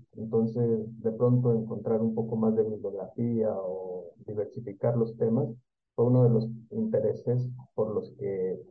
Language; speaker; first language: Spanish; native; Spanish